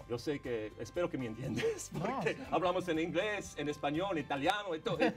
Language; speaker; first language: Spanish; non-native, fluent; English